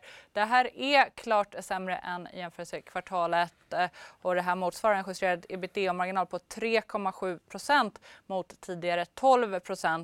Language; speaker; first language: Swedish; native; Swedish